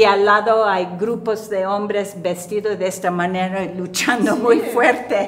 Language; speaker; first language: Spanish; non-native, fluent; English